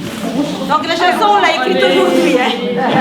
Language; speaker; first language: French; native; French